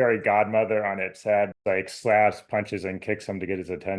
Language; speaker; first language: English; native; English